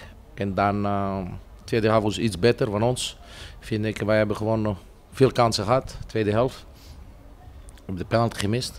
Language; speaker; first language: Dutch; non-native, fluent; Greek